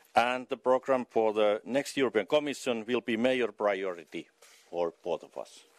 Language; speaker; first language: English; non-native, fluent; Finnish